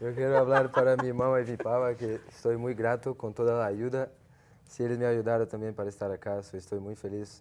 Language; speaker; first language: Spanish; non-native, learner; Portuguese